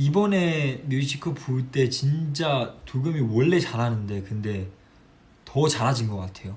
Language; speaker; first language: Korean; non-native, fluent; Chinese